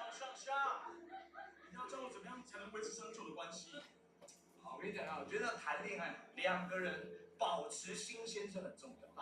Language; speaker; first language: Chinese; native; Chinese